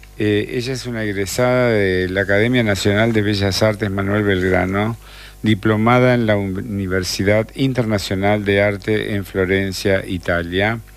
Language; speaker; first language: Spanish; native; Spanish